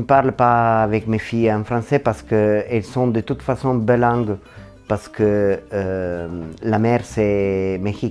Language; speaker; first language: French; non-native, local second language; Italian